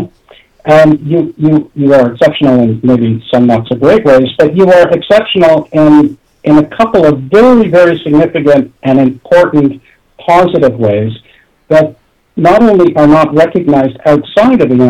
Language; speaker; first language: English; native; English